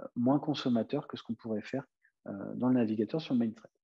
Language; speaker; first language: French; native; French